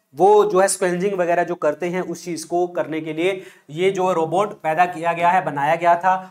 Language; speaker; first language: Hindi; non-native, local second language; Punjabi